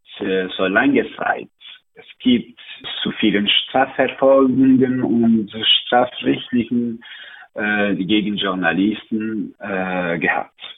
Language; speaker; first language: German; non-native, learner; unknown